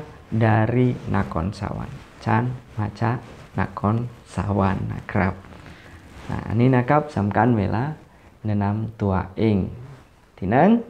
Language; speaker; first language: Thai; non-native, fluent; Indonesian